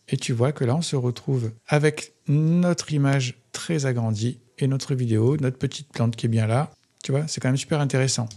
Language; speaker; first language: French; native; French